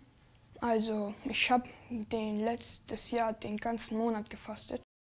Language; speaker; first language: German; early bilingual, other home language; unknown